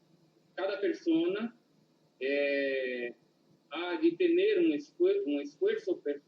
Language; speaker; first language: Spanish; non-native, learner; Portuguese